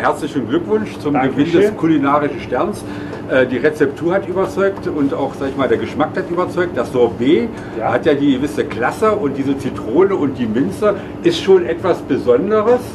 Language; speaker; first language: German; native; German